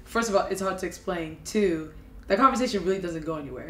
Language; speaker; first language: English; early bilingual, other home language; Japanese